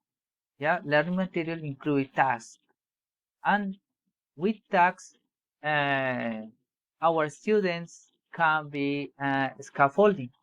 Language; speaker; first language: English; non-native, learner; Spanish